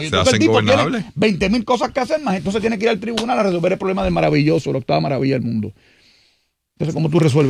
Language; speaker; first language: Spanish; native; Spanish